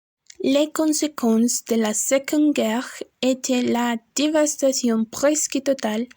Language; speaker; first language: French; non-native, learner; Spanish